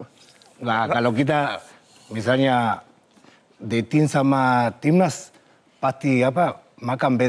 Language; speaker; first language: Indonesian; non-native, fluent; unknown